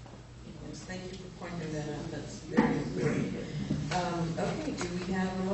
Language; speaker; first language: English; native; English